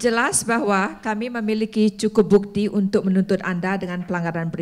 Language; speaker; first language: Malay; non-native, learner; English